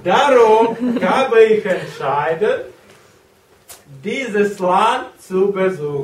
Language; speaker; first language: German; non-native, learner; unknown